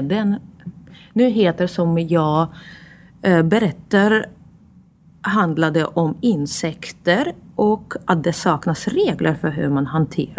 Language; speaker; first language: Swedish; non-native, fluent; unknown